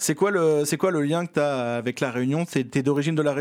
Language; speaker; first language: French; native; French